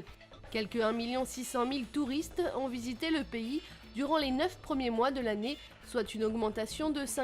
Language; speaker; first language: French; native; French